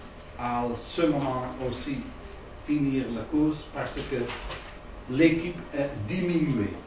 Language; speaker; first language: French; non-native, learner; Dutch